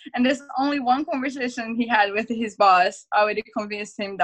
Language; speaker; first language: English; non-native, fluent; Portuguese